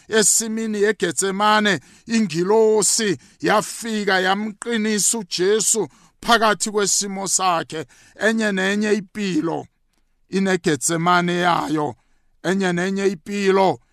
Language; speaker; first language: Zulu; non-native, local second language; South Ndebele